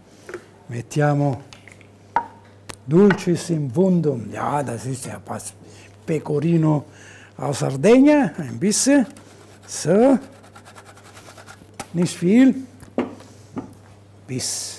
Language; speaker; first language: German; non-native, learner; Italian